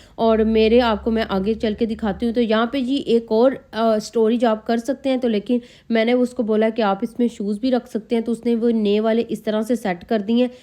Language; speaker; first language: Urdu; non-native, local second language; Punjabi